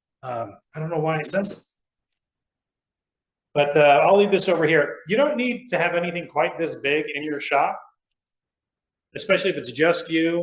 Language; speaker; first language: English; native; English